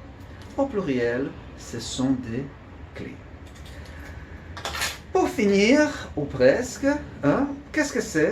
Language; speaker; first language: French; non-native, fluent; Portuguese